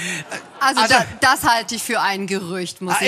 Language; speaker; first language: German; native; German